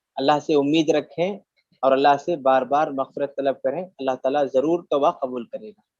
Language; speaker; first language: Urdu; native; Urdu